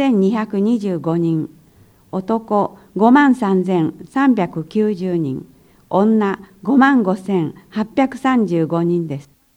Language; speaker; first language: Japanese; native; Japanese